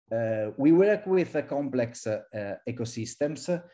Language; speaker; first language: English; non-native, fluent; Italian